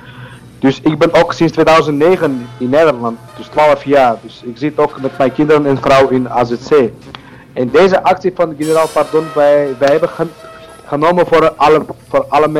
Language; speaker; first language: Dutch; non-native, learner; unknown